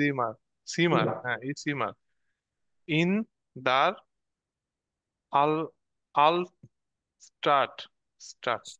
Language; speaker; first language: German; non-native, learner; Bangla